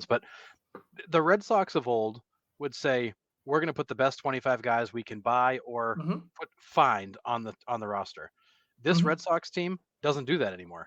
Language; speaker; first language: English; native; English